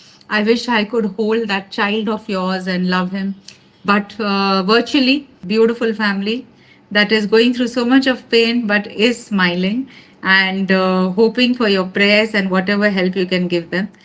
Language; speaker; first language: English; non-native, local second language; Urdu